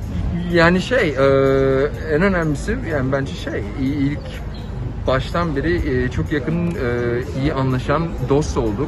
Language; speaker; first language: Turkish; early bilingual, heritage; Turkish